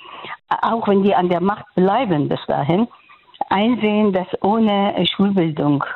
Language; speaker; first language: German; non-native, fluent; Persian